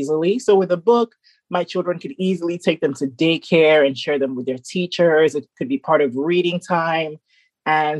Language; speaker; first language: English; native; English